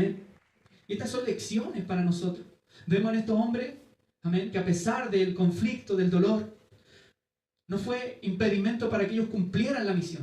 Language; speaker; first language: Spanish; native; Spanish